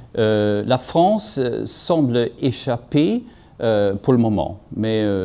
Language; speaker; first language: French; non-native, fluent; Swedish